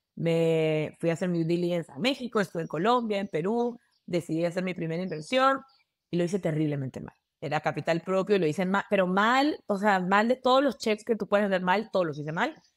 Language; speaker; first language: Spanish; native; Spanish